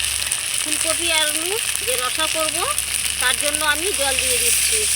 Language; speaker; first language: Bangla; native; Bangla